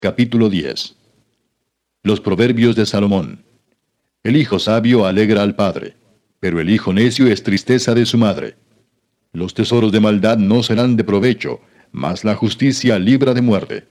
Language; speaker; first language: Spanish; native; Spanish